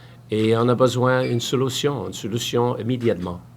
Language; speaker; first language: French; non-native, learner; English